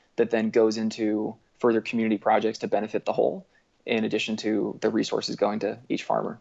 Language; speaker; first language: English; native; English